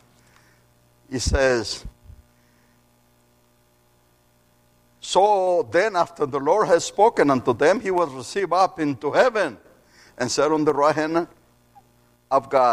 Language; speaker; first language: English; non-native, fluent; Spanish